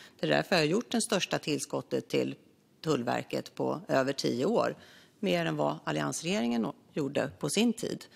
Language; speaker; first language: Swedish; native; Swedish